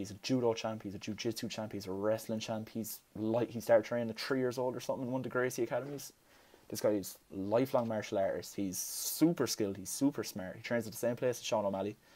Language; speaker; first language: English; native; English